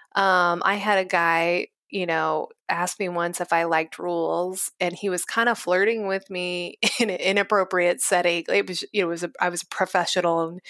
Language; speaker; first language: English; native; English